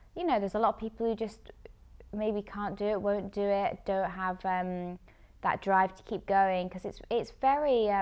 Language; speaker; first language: English; native; English